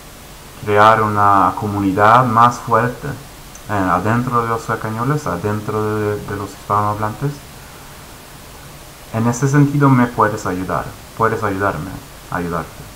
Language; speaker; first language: Spanish; non-native, fluent; Swedish